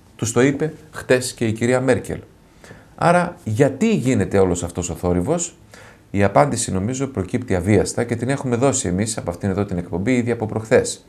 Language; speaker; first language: Greek; native; Greek